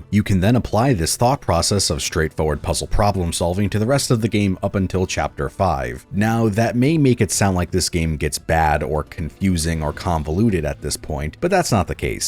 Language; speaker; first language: English; native; English